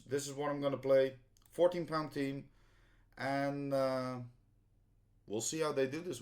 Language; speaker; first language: English; non-native, fluent; Dutch